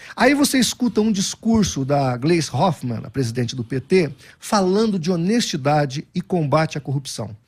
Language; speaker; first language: Portuguese; native; Portuguese